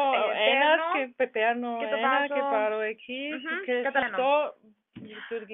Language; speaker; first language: Greek; non-native, learner; German